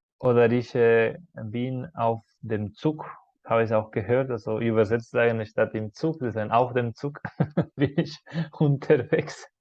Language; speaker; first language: German; non-native, fluent; Spanish